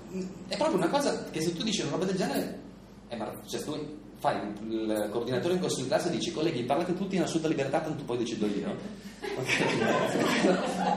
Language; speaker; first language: Italian; native; Italian